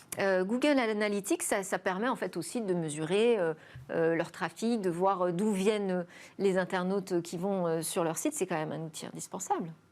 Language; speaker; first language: French; native; French